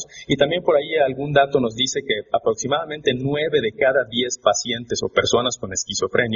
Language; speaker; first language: Spanish; native; Spanish